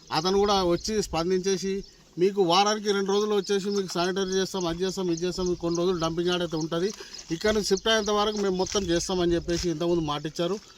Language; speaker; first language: Telugu; non-native, local second language; Lambadi